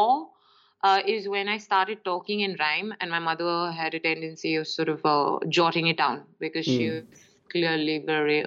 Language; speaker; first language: English; non-native, local second language; Urdu